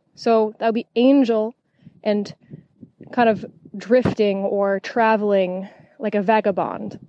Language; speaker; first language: English; non-native, fluent; French